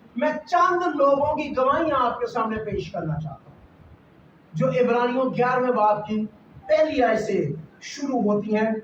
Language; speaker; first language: Urdu; non-native, local second language; Punjabi